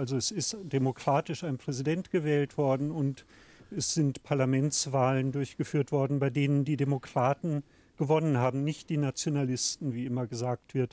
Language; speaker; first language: German; native; German